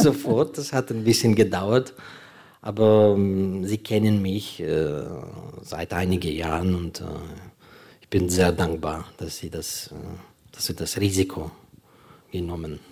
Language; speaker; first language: German; non-native, fluent; Ukrainian